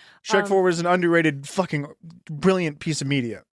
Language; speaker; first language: English; native; English